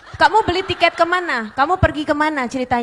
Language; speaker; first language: Indonesian; native; Indonesian